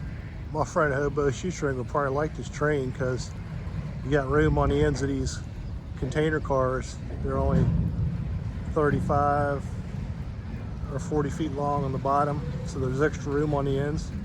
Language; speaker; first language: English; native; English